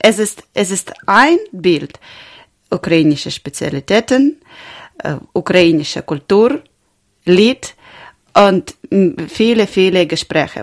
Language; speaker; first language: German; non-native, learner; Ukrainian